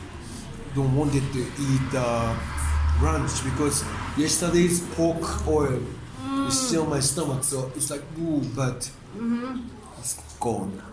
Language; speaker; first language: English; non-native, learner; Japanese